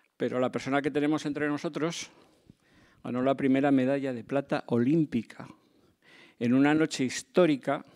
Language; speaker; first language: Spanish; native; Spanish